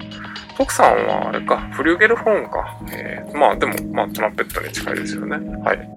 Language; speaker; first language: Japanese; native; Japanese